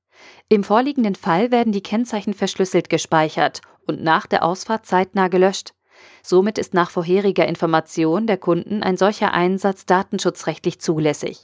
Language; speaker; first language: German; native; German